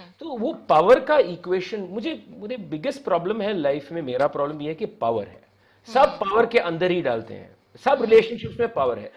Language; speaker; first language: Hindi; non-native, local second language; Tamil